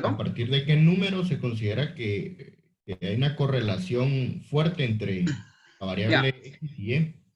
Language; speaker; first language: Spanish; native; Spanish